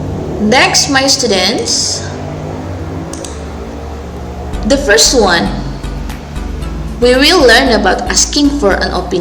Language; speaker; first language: English; non-native, local second language; Indonesian